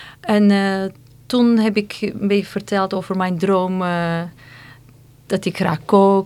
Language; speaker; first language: Dutch; non-native, fluent; Turkish